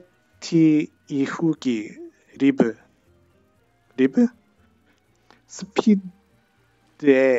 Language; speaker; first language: Korean; non-native, fluent; English